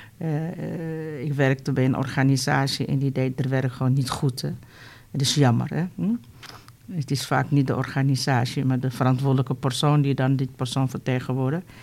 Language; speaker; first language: Dutch; non-native, fluent; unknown